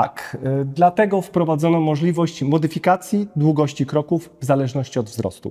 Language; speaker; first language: Polish; native; Polish